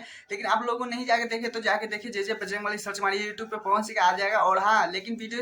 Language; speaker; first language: Hindi; non-native, local second language; Bhojpuri